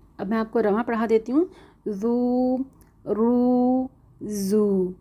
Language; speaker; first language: Urdu; native; Urdu